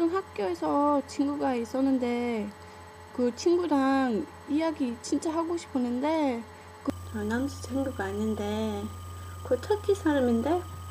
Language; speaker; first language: Korean; non-native, learner; English